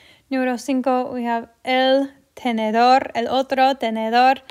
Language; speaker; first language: Spanish; non-native, fluent; English